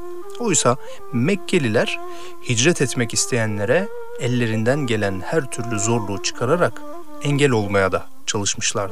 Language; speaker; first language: Turkish; native; Turkish